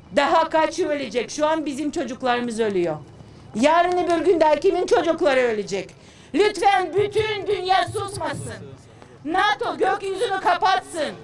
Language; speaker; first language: Turkish; non-native, fluent; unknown